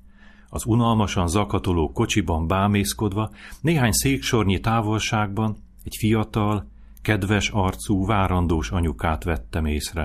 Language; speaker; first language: Hungarian; native; Hungarian